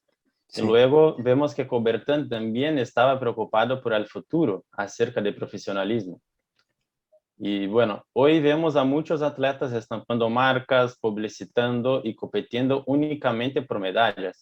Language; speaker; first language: Spanish; non-native, fluent; Portuguese